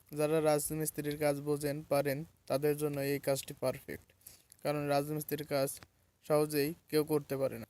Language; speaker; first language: Bangla; native; Bangla